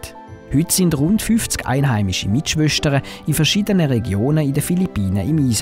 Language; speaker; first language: German; native; German